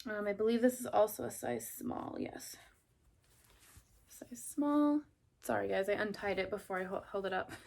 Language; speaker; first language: English; native; English